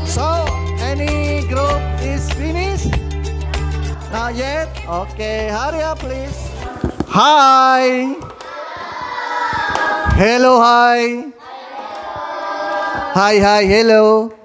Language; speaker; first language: English; non-native, fluent; Indonesian